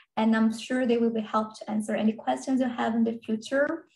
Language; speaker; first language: English; non-native, fluent; Portuguese